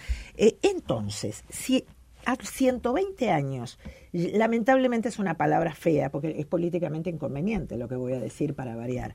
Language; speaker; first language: Spanish; native; Spanish